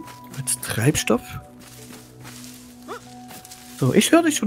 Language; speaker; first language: German; native; German